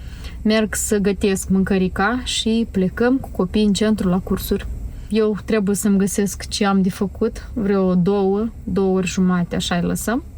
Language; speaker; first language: Romanian; native; Romanian